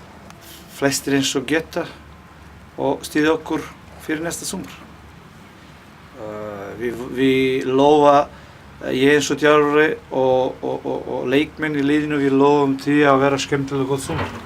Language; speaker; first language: Icelandic; non-native, learner; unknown